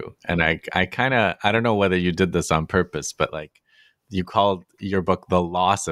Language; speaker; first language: English; native; English